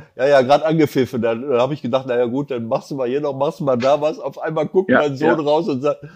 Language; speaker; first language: German; native; German